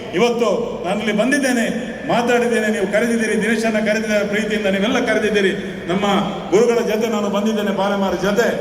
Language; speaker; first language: Kannada; non-native, local second language; Tulu